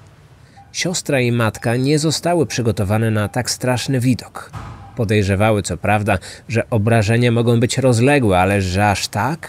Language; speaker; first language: Polish; native; Polish